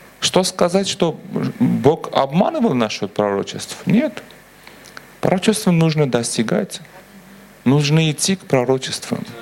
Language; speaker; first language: Russian; non-native, local second language; Armenian